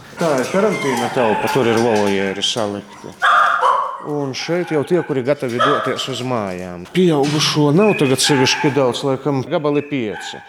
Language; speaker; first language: Latvian; native; Latvian